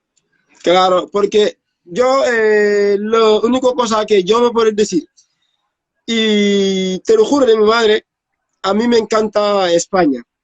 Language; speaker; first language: Spanish; non-native, learner; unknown